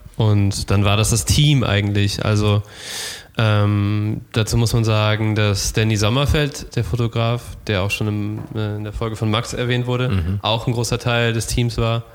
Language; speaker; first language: German; native; German